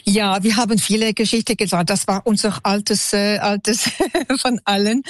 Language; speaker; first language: German; non-native, local second language; French